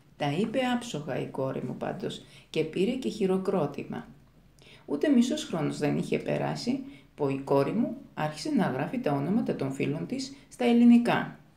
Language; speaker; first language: Greek; non-native, fluent; Georgian